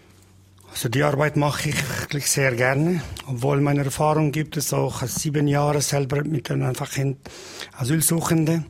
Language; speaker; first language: German; non-native, learner; Albanian